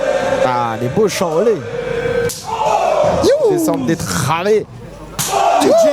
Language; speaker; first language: French; native; French